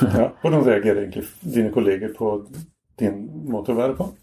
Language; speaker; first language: Norwegian; non-native, fluent; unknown